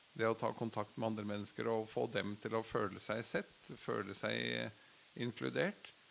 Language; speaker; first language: Norwegian; early bilingual, other home language; Latvian